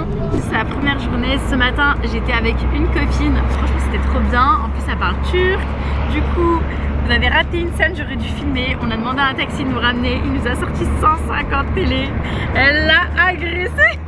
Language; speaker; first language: French; native; French